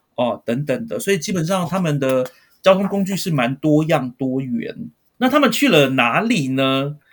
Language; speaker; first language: Chinese; native; Chinese